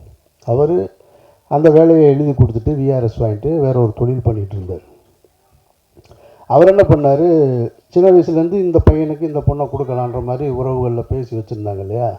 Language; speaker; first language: Tamil; native; Tamil